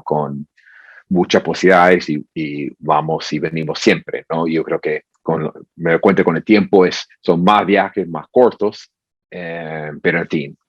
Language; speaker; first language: Spanish; non-native, fluent; English